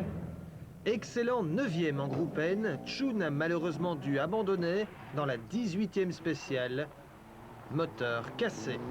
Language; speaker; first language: French; native; French